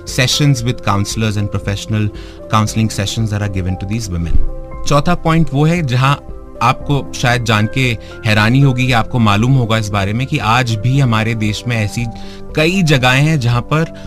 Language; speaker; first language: Hindi; native; Hindi